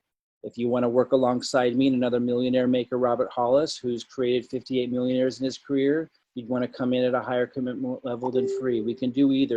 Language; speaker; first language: English; native; English